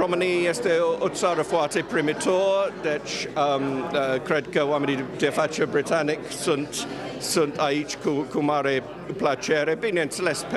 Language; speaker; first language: Romanian; non-native, fluent; English